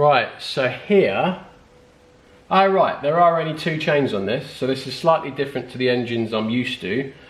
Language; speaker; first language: English; native; English